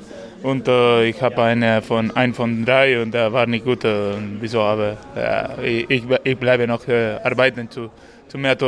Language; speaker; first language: German; non-native, learner; Spanish